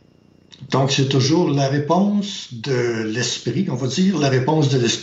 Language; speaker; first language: French; native; French